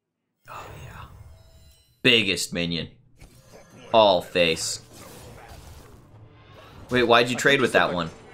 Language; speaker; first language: English; native; English